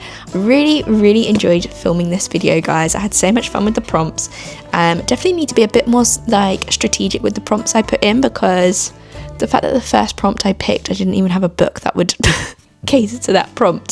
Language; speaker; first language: English; native; English